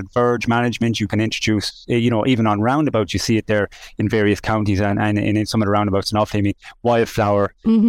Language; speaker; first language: English; native; English